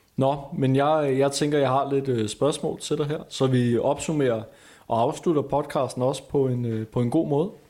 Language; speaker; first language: Danish; native; Danish